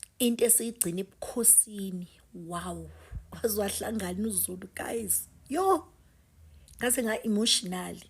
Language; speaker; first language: Zulu; native; Zulu